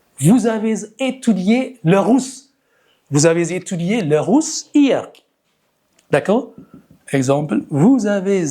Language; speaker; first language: French; non-native, fluent; Amharic